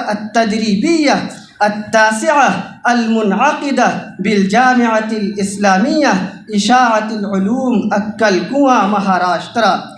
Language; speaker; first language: Arabic; non-native, fluent; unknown